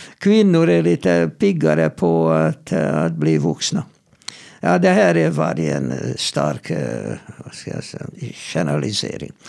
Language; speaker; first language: Swedish; non-native, fluent; Hungarian